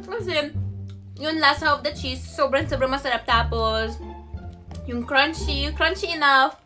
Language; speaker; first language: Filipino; non-native, learner; English